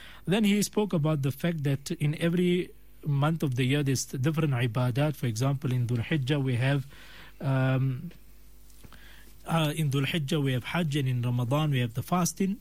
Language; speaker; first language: English; native; English